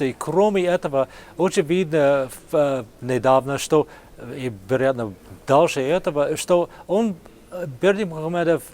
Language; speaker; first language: Russian; non-native, fluent; English